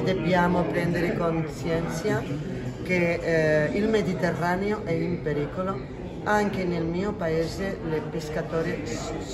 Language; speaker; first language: Italian; non-native, learner; Catalan